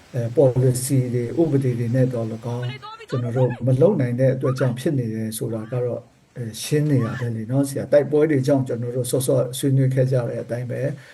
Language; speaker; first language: Burmese; non-native, local second language; Kachin